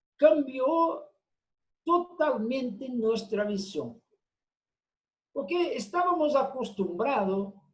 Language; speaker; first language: Spanish; non-native, fluent; Portuguese